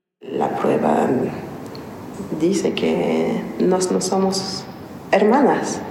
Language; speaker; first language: Spanish; non-native, learner; French